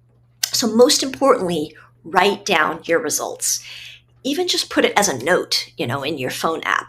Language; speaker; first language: English; native; English